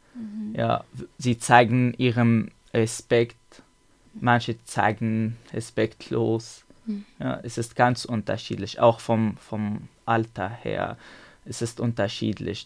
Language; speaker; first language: German; non-native, learner; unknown